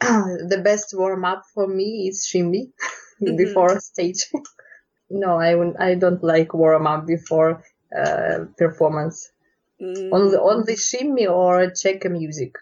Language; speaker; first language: English; non-native, learner; Russian